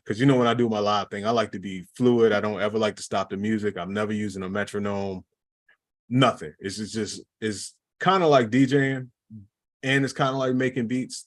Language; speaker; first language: English; native; English